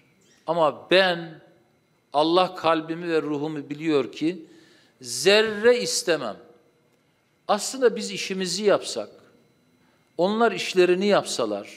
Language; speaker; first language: Turkish; native; Turkish